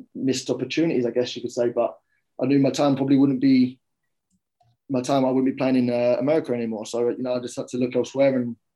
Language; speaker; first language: English; native; English